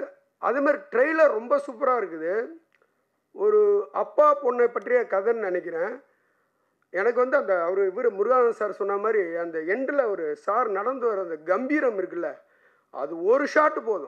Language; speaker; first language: Tamil; native; Tamil